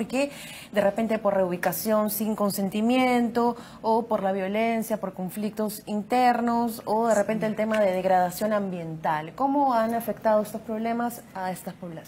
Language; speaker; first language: Spanish; native; Spanish